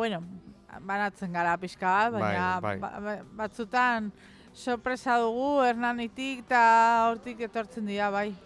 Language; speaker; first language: Basque; non-native, local second language; Spanish